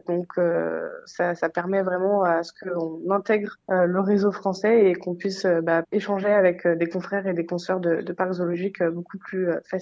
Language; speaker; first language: French; native; French